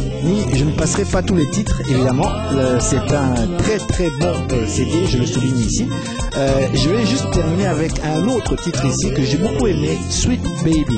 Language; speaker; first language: French; native; French